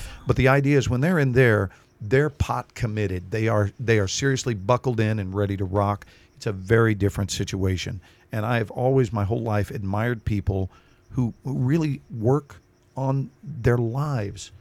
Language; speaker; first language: English; native; English